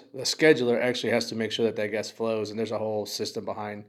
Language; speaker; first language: English; early bilingual, other home language; Spanish